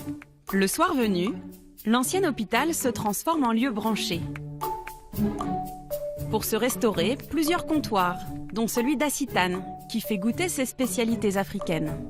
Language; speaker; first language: French; native; French